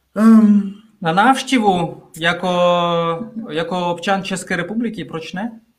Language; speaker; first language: Czech; non-native, fluent; Russian